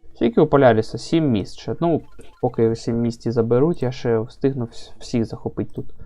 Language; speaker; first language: Ukrainian; non-native, local second language; Russian